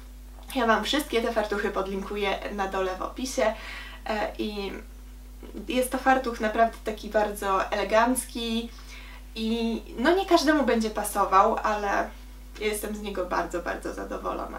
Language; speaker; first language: Polish; native; Polish